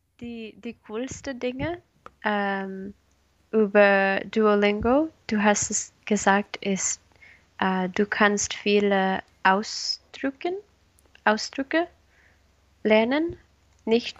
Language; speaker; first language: German; non-native, learner; Spanish